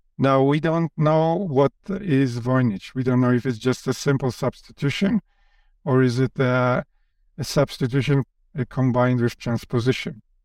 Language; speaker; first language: English; non-native, fluent; Polish